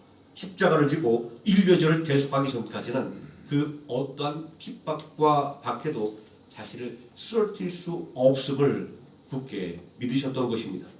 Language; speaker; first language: Korean; native; Korean